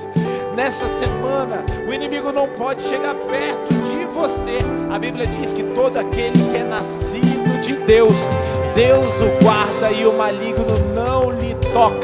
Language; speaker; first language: Portuguese; native; Portuguese